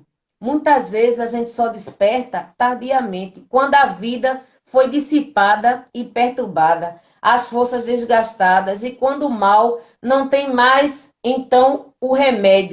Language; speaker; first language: Portuguese; native; Portuguese